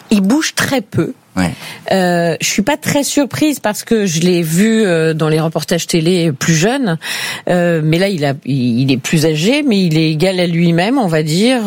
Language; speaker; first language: French; native; French